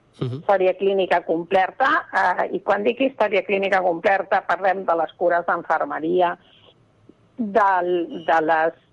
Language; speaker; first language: Catalan; non-native, local second language; Spanish